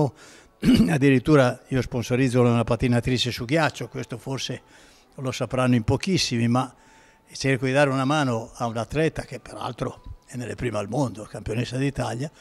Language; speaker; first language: Italian; native; Italian